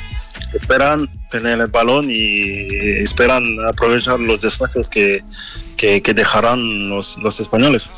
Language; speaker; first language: Spanish; non-native, fluent; French